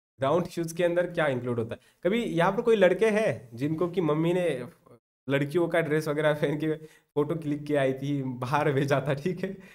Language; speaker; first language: Hindi; non-native, local second language; Marathi